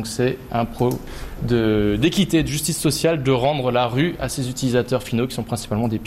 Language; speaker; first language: French; native; French